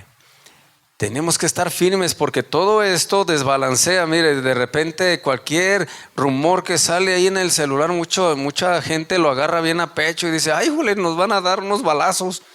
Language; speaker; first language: Spanish; native; Spanish